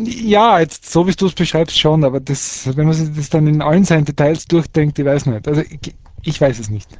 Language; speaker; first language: German; early bilingual, other home language; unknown